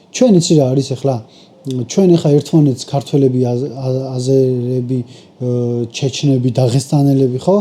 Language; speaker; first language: Georgian; native; Georgian